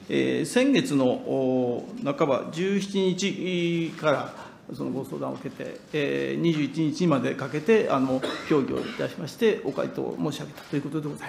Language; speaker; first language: Japanese; native; Japanese